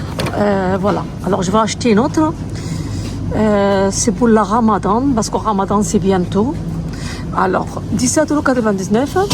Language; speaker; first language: French; non-native, learner; Arabic